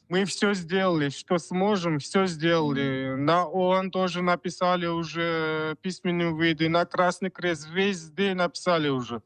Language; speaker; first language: Russian; non-native, fluent; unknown